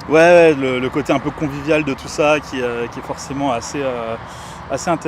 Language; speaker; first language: French; native; French